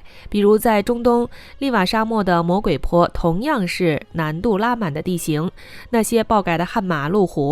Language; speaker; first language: Chinese; native; Chinese